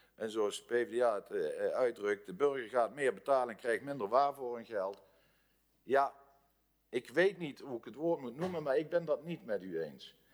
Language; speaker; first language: Dutch; native; Dutch